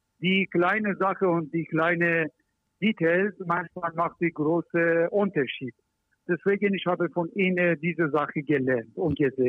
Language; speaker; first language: German; non-native, learner; Persian